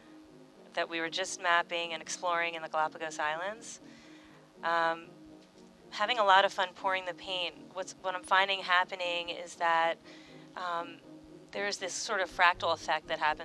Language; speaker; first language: English; native; English